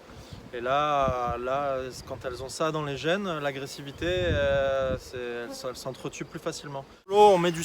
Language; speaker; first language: French; native; French